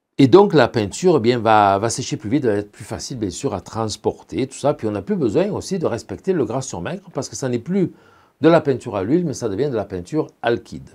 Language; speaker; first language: French; native; French